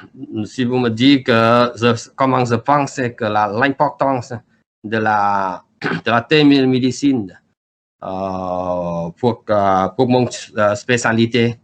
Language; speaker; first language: French; non-native, learner; Vietnamese